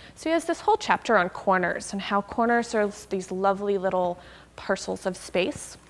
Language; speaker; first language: English; native; English